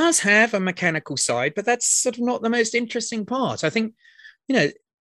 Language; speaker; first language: English; native; English